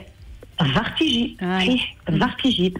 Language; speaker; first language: Arabic; native; Arabic